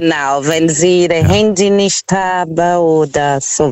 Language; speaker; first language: German; non-native, fluent; Portuguese